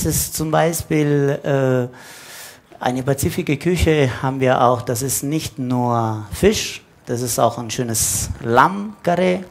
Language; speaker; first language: German; non-native, fluent; Italian